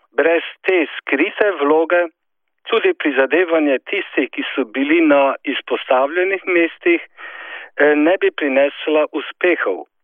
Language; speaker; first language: Slovenian; native; Slovenian